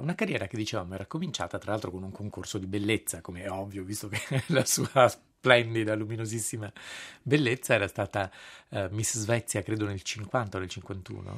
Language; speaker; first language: Italian; native; Italian